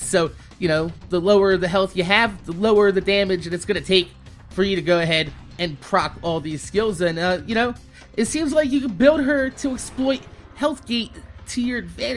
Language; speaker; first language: English; native; English